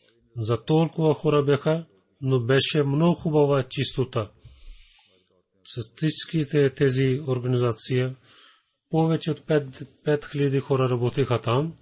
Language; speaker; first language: Bulgarian; non-native, learner; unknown